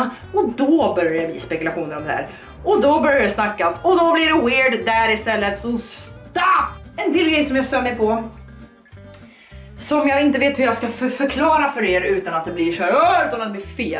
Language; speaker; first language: Swedish; native; Swedish